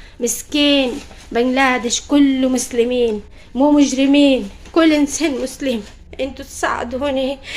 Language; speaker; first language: Arabic; non-native, learner; Bangla